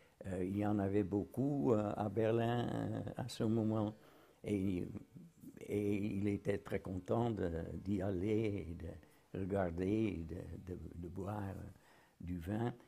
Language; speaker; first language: French; non-native, fluent; Dutch